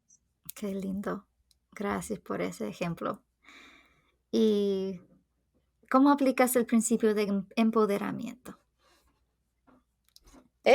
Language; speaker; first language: Spanish; non-native, fluent; English